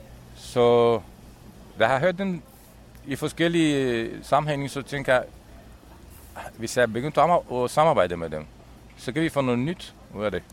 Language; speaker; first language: Danish; non-native, fluent; Romanian